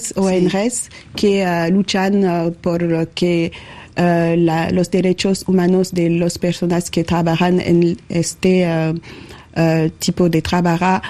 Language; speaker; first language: Spanish; non-native, learner; French